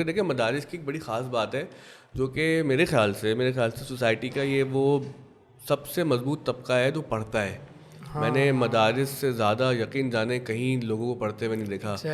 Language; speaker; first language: Urdu; native; Urdu